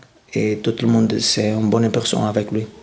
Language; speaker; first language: French; non-native, learner; Portuguese